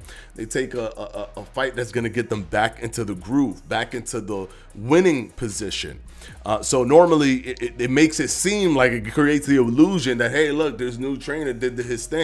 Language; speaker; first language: English; native; English